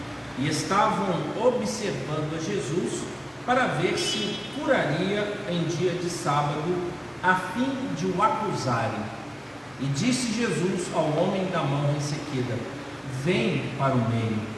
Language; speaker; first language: Portuguese; native; Portuguese